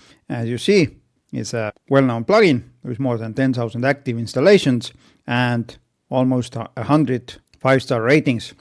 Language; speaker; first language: English; non-native, fluent; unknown